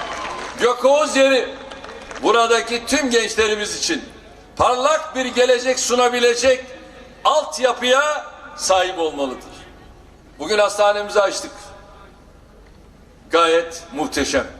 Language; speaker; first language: Turkish; native; Turkish